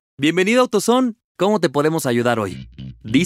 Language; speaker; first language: Spanish; native; Spanish